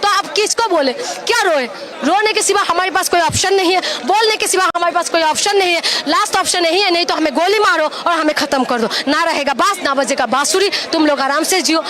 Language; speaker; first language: Hindi; non-native, local second language; Assamese